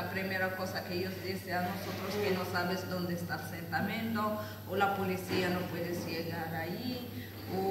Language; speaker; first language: Spanish; non-native, learner; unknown